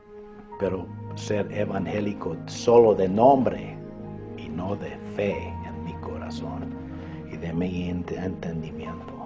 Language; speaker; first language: Spanish; non-native, fluent; English